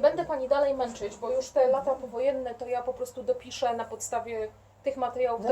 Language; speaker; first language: Polish; native; Polish